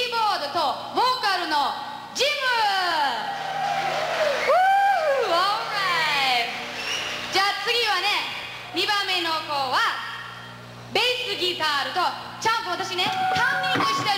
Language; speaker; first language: Japanese; non-native, learner; English